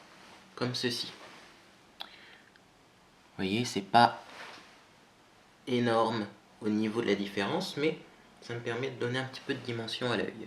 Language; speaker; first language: French; native; French